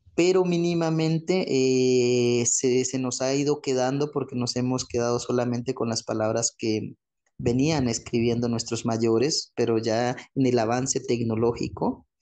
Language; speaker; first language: Spanish; non-native, local second language; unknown